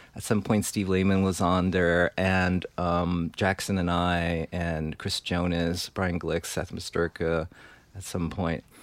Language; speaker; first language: English; non-native, fluent; Chinese